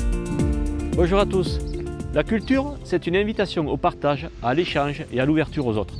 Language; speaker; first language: French; native; French